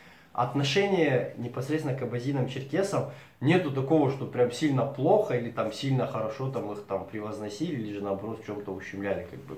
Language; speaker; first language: Russian; native; Russian